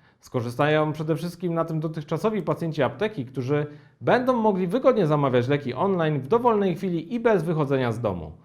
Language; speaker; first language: Polish; native; Polish